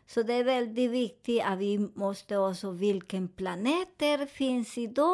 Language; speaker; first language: Swedish; non-native, learner; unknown